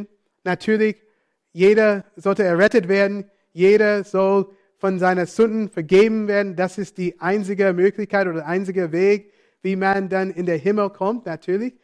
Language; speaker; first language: German; non-native, fluent; English